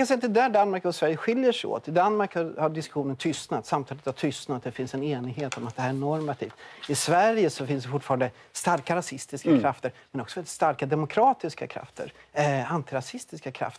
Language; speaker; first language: Swedish; native; Swedish